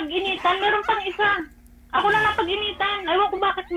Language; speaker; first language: Filipino; native; Filipino